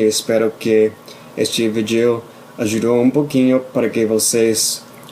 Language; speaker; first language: Portuguese; non-native, fluent; English